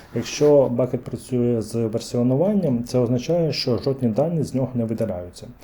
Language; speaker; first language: Ukrainian; native; Ukrainian